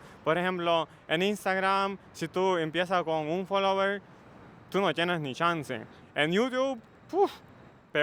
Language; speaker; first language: Spanish; non-native, fluent; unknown